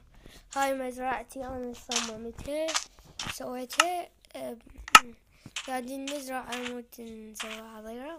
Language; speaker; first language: Arabic; early bilingual, heritage; Arabic